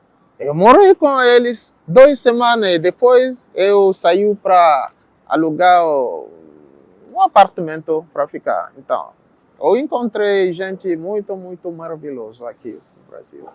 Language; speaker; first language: Portuguese; non-native, learner; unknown